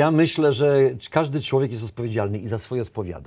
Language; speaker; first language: Polish; native; Polish